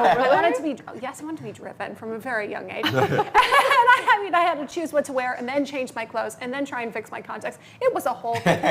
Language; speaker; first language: English; native; English